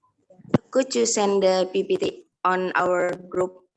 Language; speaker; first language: English; non-native, learner; Indonesian